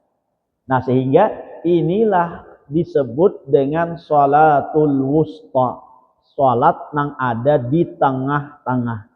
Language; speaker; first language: Indonesian; non-native, local second language; Banjar